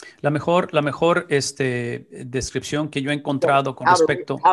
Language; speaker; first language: Spanish; native; Spanish